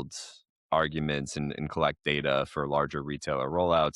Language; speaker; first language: English; native; English